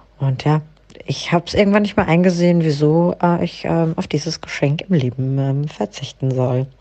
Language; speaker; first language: German; early bilingual, other home language; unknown